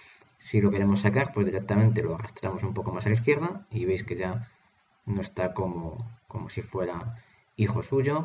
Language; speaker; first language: Spanish; native; Spanish